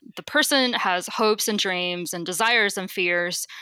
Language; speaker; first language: English; non-native, fluent; Chinese